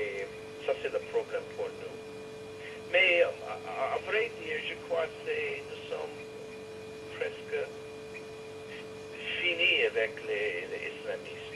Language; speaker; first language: French; non-native, learner; English